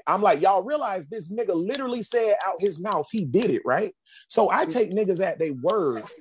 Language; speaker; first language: English; native; English